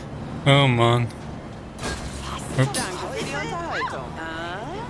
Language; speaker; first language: German; native; German